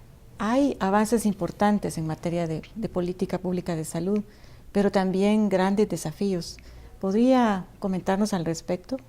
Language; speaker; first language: Spanish; native; Spanish